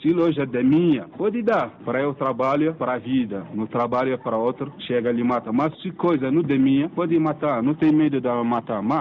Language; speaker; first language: Portuguese; non-native, learner; Arabic